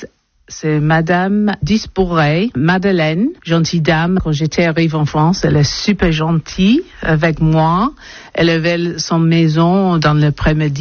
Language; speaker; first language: French; non-native, learner; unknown